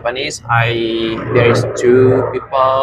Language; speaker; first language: English; non-native, fluent; Indonesian